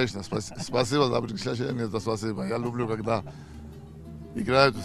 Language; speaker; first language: Russian; non-native, local second language; Georgian